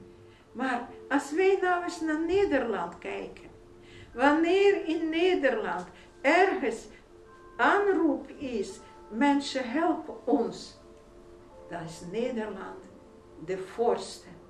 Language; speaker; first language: Dutch; non-native, fluent; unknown